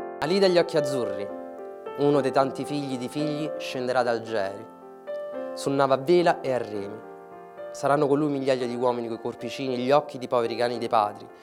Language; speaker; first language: Italian; early bilingual, other home language; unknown